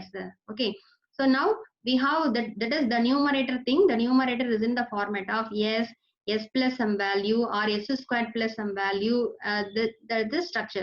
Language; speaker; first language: English; non-native, local second language; Tamil